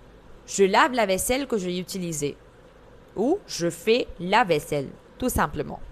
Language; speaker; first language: French; non-native, fluent; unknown